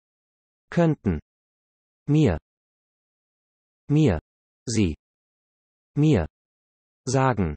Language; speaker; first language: German; non-native, learner; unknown